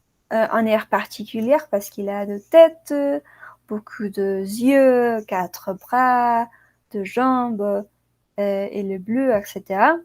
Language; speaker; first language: French; non-native, learner; Spanish